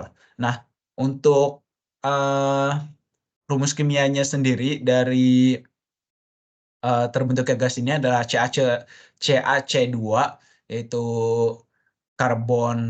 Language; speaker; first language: Indonesian; native; Indonesian